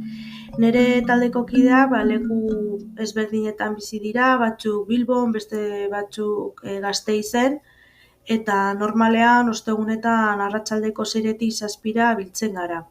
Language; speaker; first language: Basque; non-native, fluent; Spanish